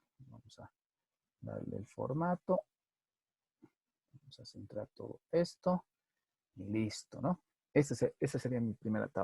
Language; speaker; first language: Spanish; native; Spanish